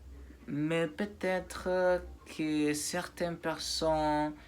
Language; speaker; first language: French; non-native, learner; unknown